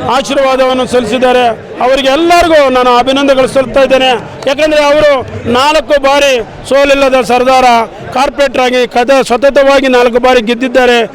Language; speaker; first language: Kannada; native; Kannada